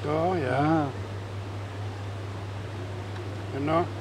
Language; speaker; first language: German; non-native, learner; Greek